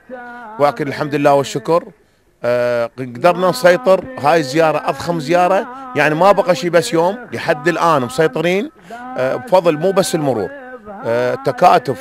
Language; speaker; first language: Arabic; native; Arabic